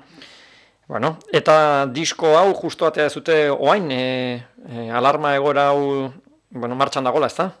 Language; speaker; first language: Basque; native; Basque